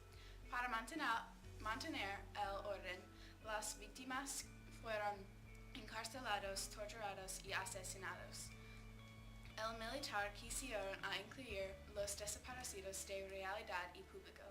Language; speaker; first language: Spanish; non-native, learner; English